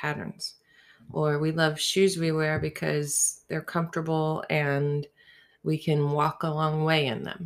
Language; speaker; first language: English; native; English